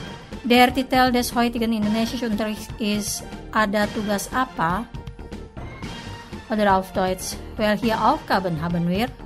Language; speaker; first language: German; non-native, fluent; Indonesian